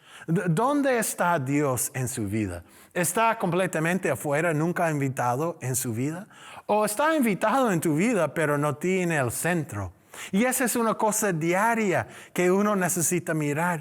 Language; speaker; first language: Spanish; non-native, learner; English